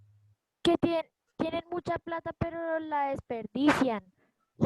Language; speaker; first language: Spanish; native; Spanish